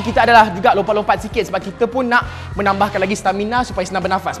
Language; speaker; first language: Malay; native; Malay